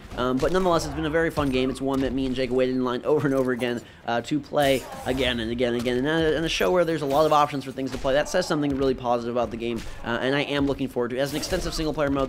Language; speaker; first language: English; native; English